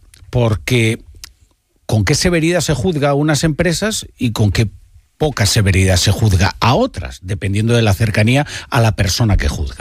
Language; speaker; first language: Spanish; native; Spanish